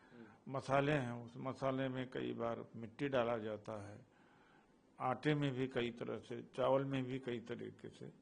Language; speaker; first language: Hindi; native; Hindi